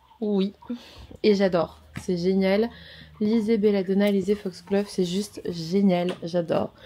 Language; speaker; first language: French; native; French